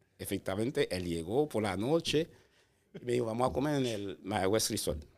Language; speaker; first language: Spanish; non-native, fluent; Haitian Creole